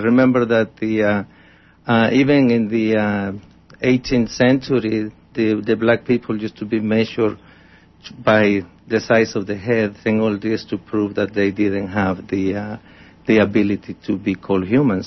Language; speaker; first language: English; non-native, fluent; Spanish